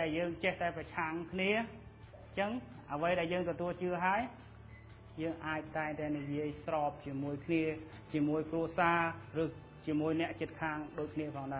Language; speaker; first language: Khmer; native; Khmer